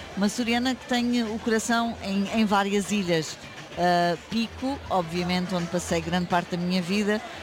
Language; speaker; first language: Portuguese; early bilingual, heritage; Portuguese